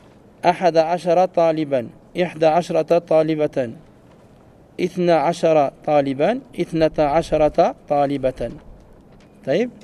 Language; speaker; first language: Arabic; non-native, fluent; French